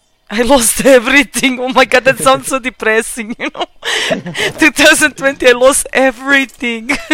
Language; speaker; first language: English; non-native, fluent; Croatian